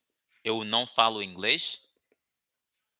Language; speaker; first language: Portuguese; non-native, fluent; Haitian Creole